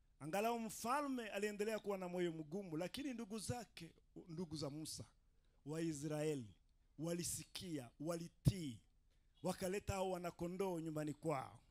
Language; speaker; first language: Swahili; non-native, local second language; Rundi